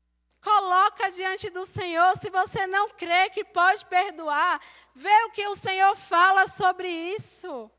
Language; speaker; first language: Portuguese; native; Portuguese